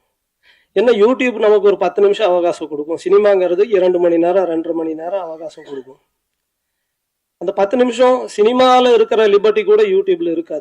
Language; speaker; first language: Tamil; native; Tamil